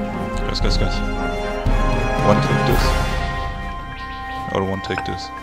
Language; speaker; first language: English; non-native, fluent; German